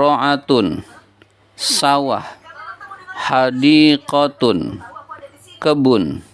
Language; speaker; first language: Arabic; non-native, fluent; Indonesian